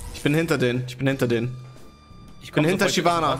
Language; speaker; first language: German; native; German